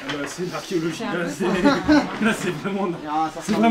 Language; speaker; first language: French; native; French